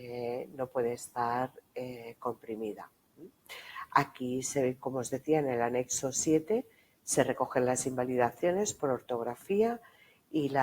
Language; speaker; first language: Spanish; native; Spanish